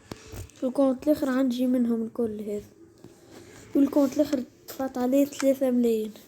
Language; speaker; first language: Arabic; native; Arabic